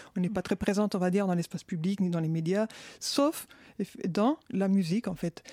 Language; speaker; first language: French; non-native, fluent; Spanish